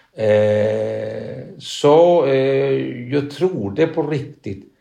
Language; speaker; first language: Swedish; non-native, fluent; Spanish